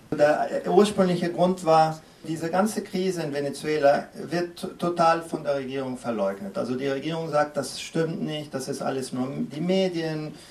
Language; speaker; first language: German; early bilingual, other home language; Spanish